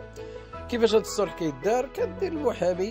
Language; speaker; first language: Arabic; native; Arabic